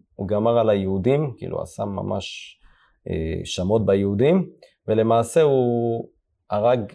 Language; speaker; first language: Hebrew; early bilingual, other home language; Amharic